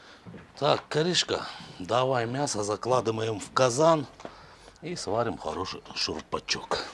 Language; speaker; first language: Russian; native; Russian